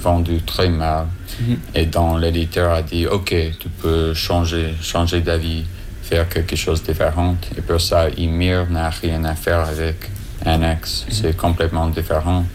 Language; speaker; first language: French; non-native, learner; English